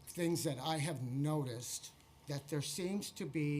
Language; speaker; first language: English; native; English